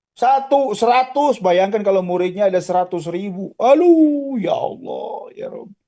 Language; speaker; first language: Indonesian; native; Indonesian